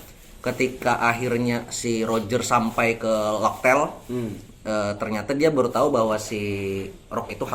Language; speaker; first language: Indonesian; native; Indonesian